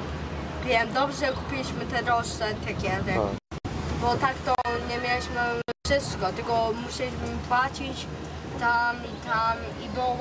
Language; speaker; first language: Polish; early bilingual, heritage; Polish